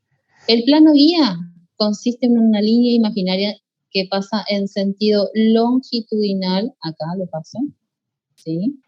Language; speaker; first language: Spanish; native; Spanish